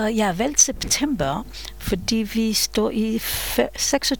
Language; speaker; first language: Danish; non-native, fluent; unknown